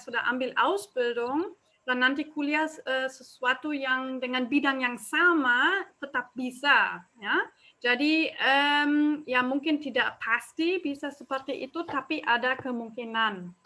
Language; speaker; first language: Indonesian; non-native, fluent; German